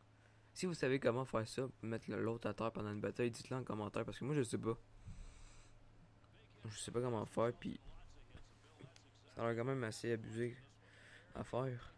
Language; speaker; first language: French; native; French